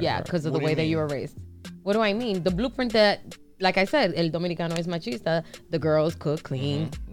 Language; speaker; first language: English; early bilingual, other home language; Spanish